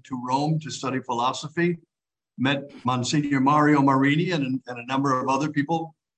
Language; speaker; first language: English; native; English